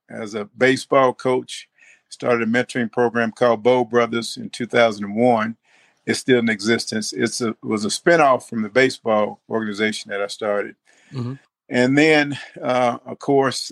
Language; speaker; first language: English; native; English